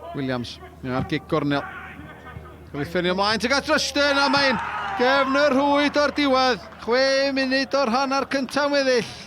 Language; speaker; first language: Welsh; native; Welsh